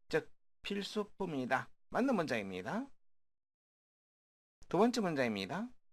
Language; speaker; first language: Korean; native; Korean